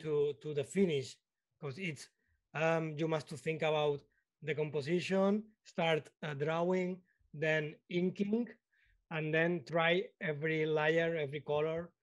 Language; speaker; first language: English; non-native, learner; Spanish